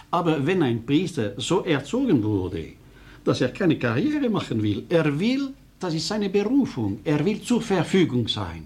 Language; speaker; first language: German; non-native, local second language; French